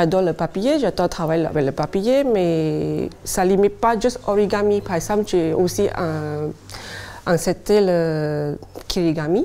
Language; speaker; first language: French; non-native, fluent; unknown